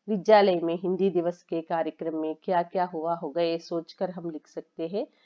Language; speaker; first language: Hindi; non-native, local second language; Telugu